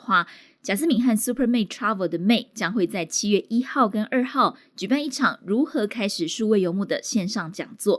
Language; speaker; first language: Chinese; native; Chinese